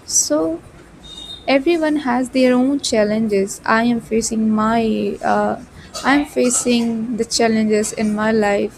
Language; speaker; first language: English; non-native, learner; Bhojpuri